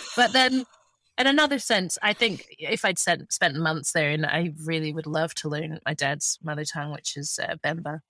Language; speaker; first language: English; early bilingual, other home language; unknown